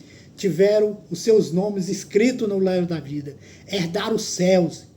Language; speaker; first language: Portuguese; native; Portuguese